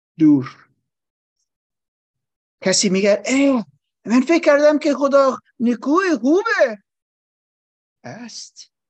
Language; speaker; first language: Persian; non-native, learner; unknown